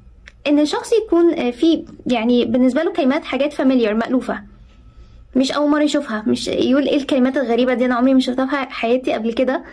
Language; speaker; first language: Arabic; native; Arabic